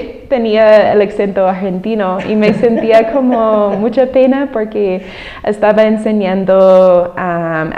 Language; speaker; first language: Spanish; non-native, fluent; English